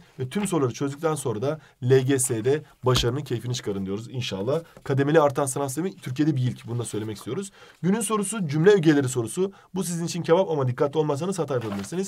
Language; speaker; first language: Turkish; native; Turkish